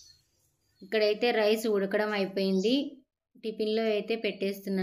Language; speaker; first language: Telugu; native; Telugu